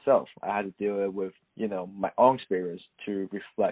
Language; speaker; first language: English; non-native, local second language; Cantonese